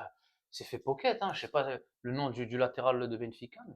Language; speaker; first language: French; native; French